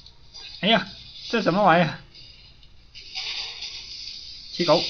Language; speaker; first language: Chinese; native; Chinese